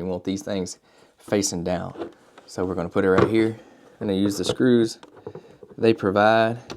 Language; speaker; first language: English; native; English